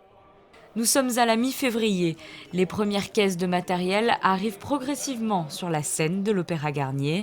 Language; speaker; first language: French; native; French